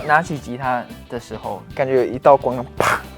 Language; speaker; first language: Chinese; native; Chinese